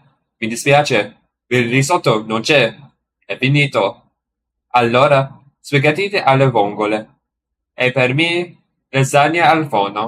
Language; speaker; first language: Italian; non-native, learner; English